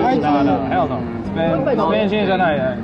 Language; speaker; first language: Japanese; non-native, learner; English